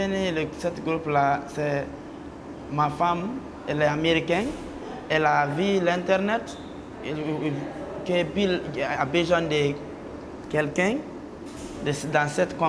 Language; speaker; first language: French; non-native, local second language; Mandingo